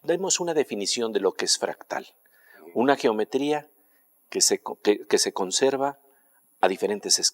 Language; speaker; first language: Spanish; native; Spanish